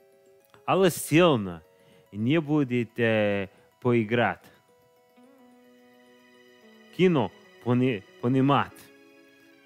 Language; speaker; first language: Russian; non-native, learner; English